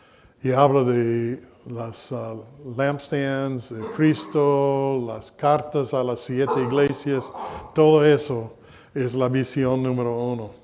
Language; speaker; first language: Spanish; non-native, fluent; English